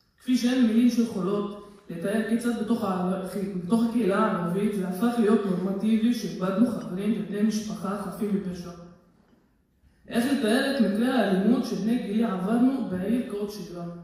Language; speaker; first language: Hebrew; non-native, local second language; Arabic